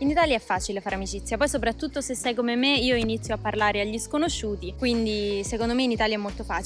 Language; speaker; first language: Italian; native; Italian